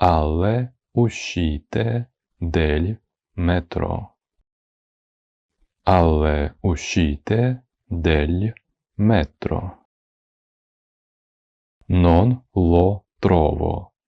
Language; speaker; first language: Italian; non-native, fluent; Ukrainian